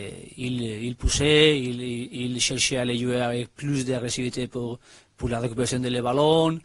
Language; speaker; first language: French; non-native, learner; Spanish